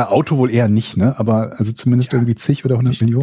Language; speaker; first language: German; native; German